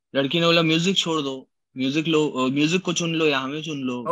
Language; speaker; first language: Hindi; native; Hindi